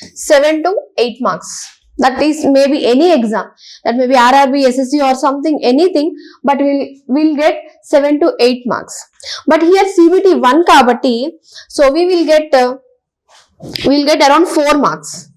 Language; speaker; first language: English; non-native, local second language; Telugu